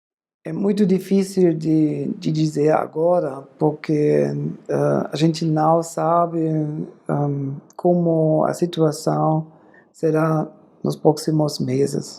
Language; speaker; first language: Portuguese; non-native, fluent; German